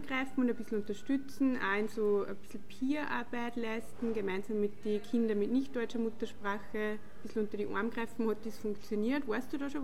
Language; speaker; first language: German; native; German